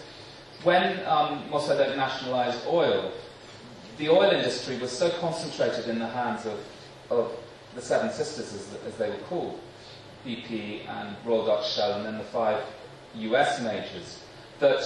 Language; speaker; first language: English; native; English